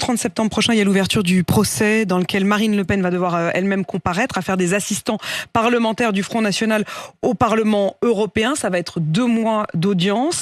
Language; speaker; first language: French; native; French